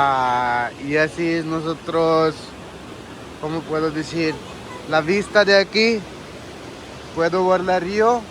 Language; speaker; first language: Spanish; non-native, learner; Hindi